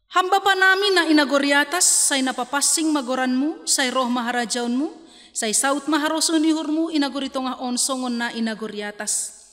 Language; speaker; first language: Indonesian; non-native, local second language; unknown